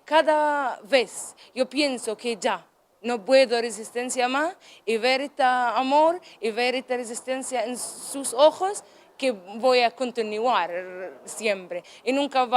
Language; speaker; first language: Spanish; non-native, learner; Arabic